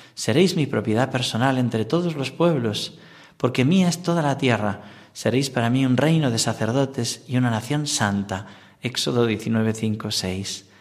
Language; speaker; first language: Spanish; native; Spanish